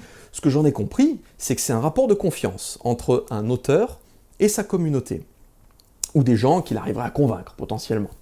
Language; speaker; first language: French; native; French